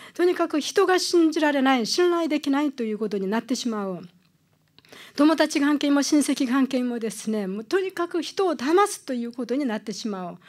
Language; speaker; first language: Japanese; non-native, fluent; Korean